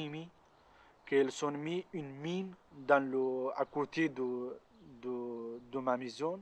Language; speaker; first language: French; non-native, learner; Pashto